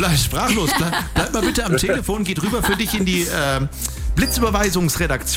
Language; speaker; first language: German; native; German